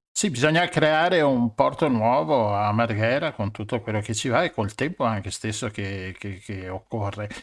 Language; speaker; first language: Italian; native; Italian